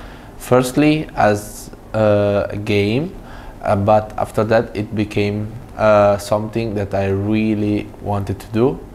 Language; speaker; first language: English; non-native, fluent; Italian